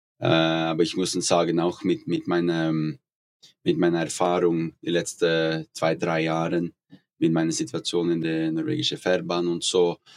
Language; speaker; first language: German; non-native, learner; Norwegian